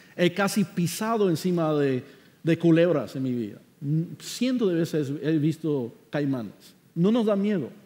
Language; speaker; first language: Spanish; non-native, fluent; English